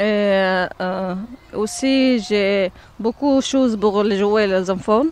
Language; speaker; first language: French; non-native, learner; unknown